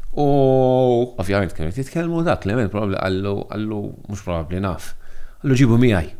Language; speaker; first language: Maltese; non-native, local second language; English